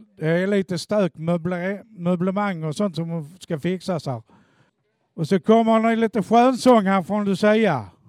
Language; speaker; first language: Swedish; native; Swedish